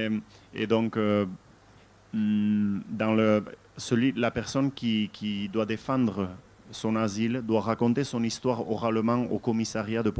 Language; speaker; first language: French; non-native, fluent; Basque